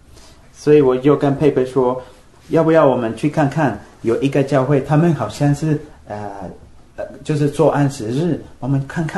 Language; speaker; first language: Chinese; non-native, fluent; Spanish